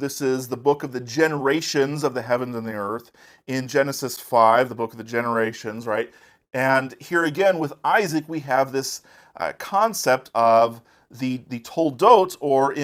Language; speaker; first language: English; native; English